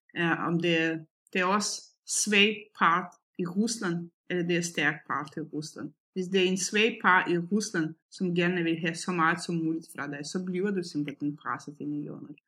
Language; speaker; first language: Danish; non-native, fluent; Russian